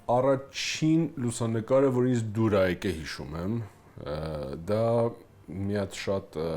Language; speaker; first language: Armenian; early bilingual, heritage; Armenian